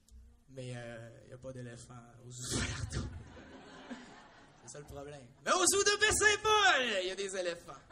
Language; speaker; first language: French; native; French